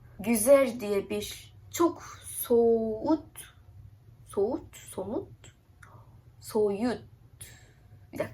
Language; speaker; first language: Turkish; non-native, learner; Japanese